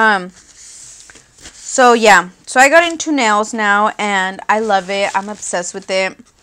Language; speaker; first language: English; early bilingual, other home language; Spanish